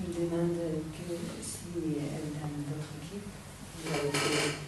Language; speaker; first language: French; non-native, fluent; Spanish